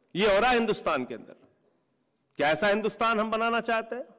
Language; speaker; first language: Hindi; native; Hindi